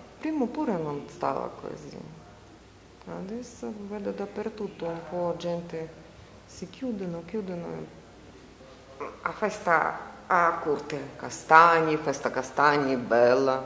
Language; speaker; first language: Italian; non-native, learner; Ukrainian